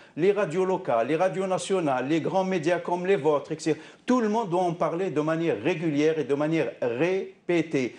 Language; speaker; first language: French; non-native, local second language; Arabic